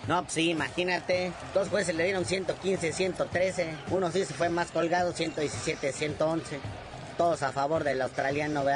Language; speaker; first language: Spanish; native; Spanish